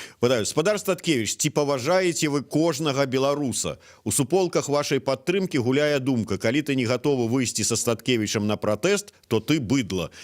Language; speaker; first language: Belarusian; native; Belarusian